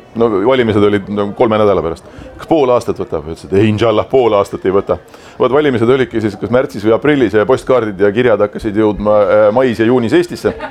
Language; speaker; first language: Estonian; native; Estonian